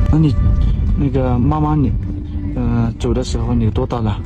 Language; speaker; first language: Chinese; native; Chinese